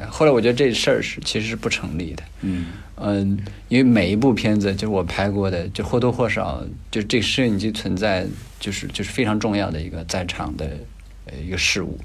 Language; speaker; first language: Chinese; native; Chinese